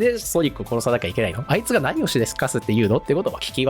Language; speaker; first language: Japanese; native; Japanese